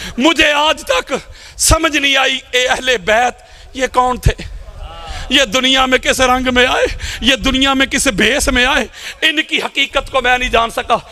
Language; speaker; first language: Urdu; non-native, local second language; Punjabi